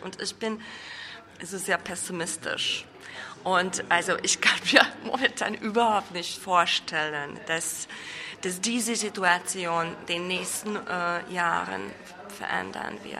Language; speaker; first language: German; non-native, fluent; Hungarian